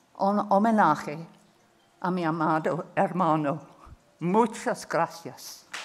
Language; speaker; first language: Spanish; non-native, learner; English